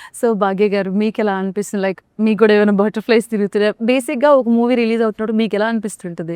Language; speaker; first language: Telugu; native; Telugu